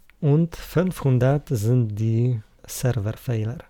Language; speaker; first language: German; non-native, learner; Polish